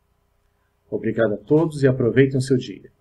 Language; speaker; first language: Portuguese; native; Portuguese